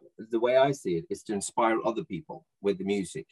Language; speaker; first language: English; non-native, fluent; Norwegian